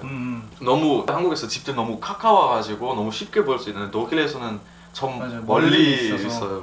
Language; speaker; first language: Korean; non-native, fluent; German